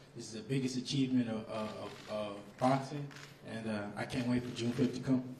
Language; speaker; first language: English; native; English